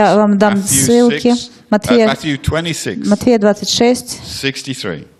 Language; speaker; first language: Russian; non-native, learner; English